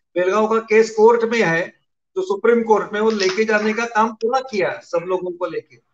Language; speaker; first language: Hindi; non-native, local second language; Marathi